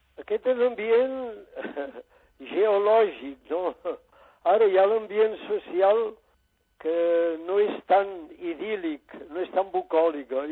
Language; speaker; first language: Catalan; native; Catalan